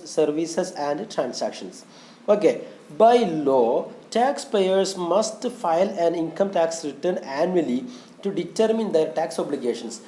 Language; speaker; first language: English; non-native, local second language; Malayalam